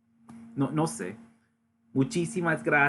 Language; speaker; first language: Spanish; non-native, learner; English